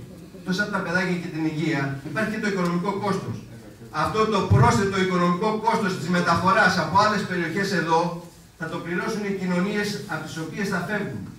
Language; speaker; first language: Greek; native; Greek